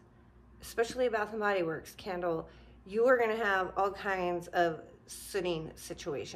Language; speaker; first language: English; native; English